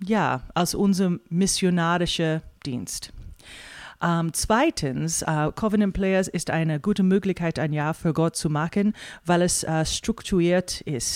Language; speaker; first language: German; non-native, fluent; English